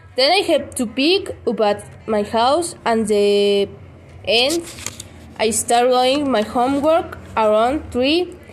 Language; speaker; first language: English; non-native, learner; Spanish